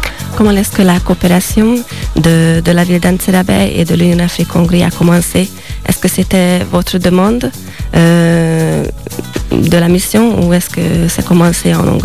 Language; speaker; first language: French; non-native, fluent; Hungarian